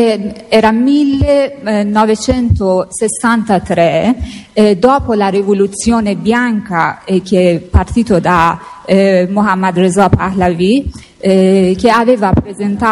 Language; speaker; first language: Italian; non-native, fluent; Persian